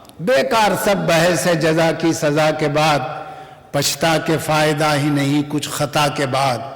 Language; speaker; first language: Urdu; native; Urdu